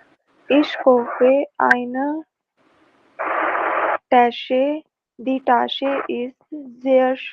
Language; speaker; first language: German; non-native, learner; Hindi